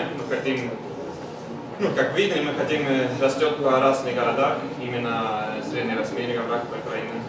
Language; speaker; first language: Russian; non-native, learner; Swedish